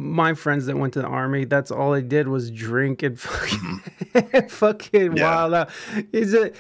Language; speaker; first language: English; early bilingual, other home language; Spanish